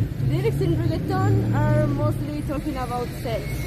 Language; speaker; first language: English; non-native, fluent; Spanish